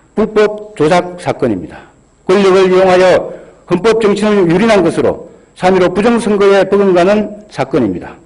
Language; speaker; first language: Korean; native; Korean